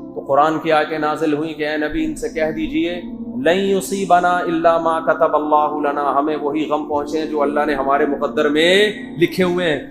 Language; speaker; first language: Urdu; native; Urdu